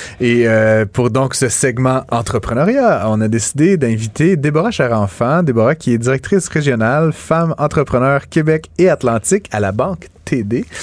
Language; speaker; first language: French; native; French